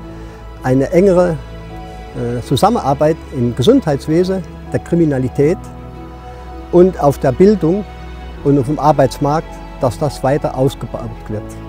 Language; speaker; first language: German; non-native, fluent; French